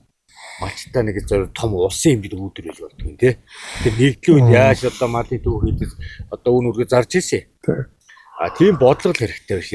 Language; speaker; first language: Mongolian; native; Mongolian